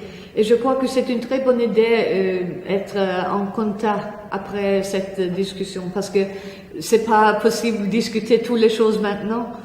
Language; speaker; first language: French; non-native, fluent; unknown